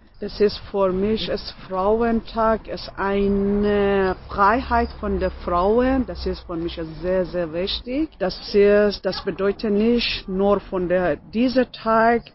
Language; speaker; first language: German; non-native, learner; Persian